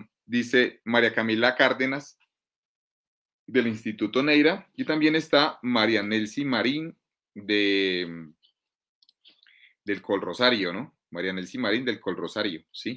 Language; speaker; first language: Spanish; native; Spanish